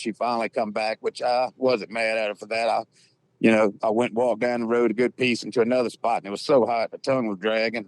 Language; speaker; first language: English; native; English